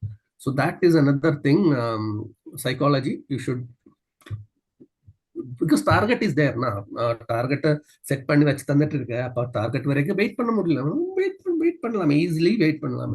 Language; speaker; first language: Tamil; non-native, learner; Malayalam